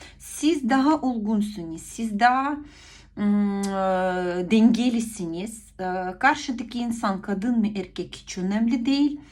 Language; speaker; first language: Turkish; non-native, fluent; Ukrainian